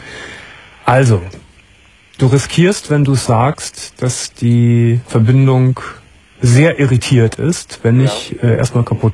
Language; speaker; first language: German; native; German